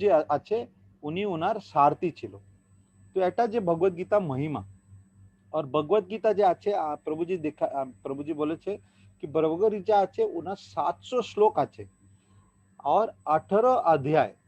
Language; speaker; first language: Bangla; non-native, learner; Hindi